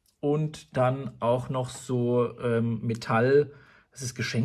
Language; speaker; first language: German; native; German